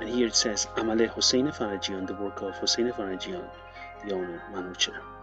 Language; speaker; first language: English; non-native, fluent; Persian